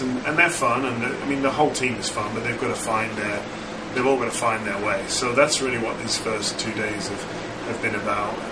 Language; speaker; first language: English; native; English